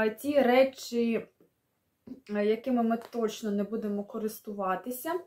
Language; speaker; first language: Ukrainian; non-native, local second language; Russian